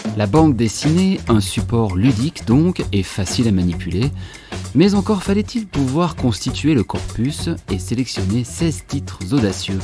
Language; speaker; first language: French; native; French